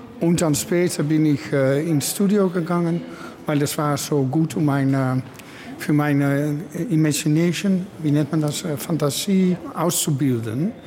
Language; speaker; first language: German; non-native, learner; Dutch